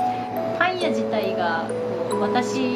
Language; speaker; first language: Japanese; native; Japanese